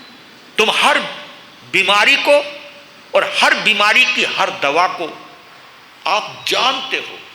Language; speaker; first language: Hindi; native; Hindi